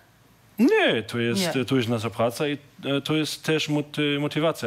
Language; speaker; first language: Polish; non-native, learner; German